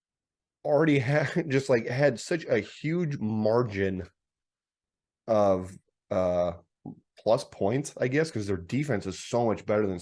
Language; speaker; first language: English; native; English